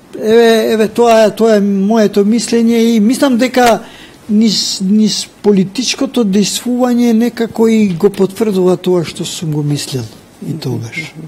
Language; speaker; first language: Macedonian; non-native, local second language; Albanian